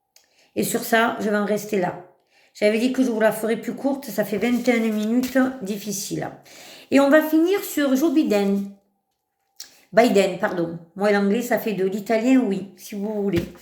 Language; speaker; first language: French; native; French